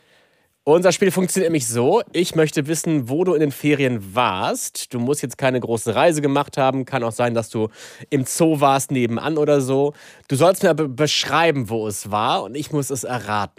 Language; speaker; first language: German; native; German